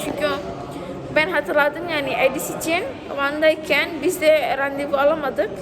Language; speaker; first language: Turkish; non-native, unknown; Indonesian